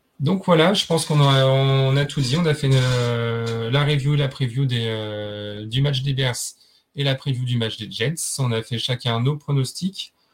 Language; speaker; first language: French; native; French